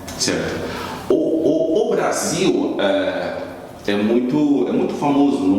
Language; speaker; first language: Portuguese; non-native, fluent; Haitian Creole